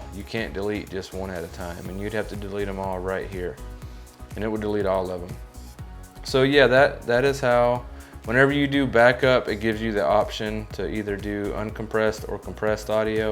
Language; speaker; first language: English; native; English